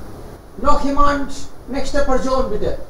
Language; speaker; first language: German; non-native, fluent; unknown